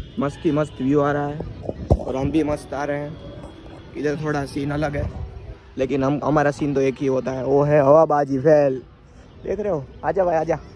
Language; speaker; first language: Hindi; non-native, local second language; Gujarati